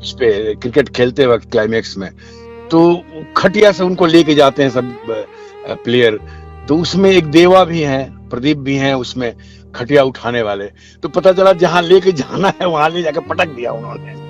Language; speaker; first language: Hindi; native; Hindi